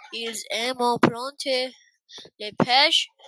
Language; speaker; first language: French; non-native, learner; English